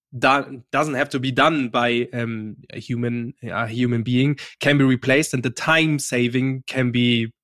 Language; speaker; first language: English; non-native, fluent; German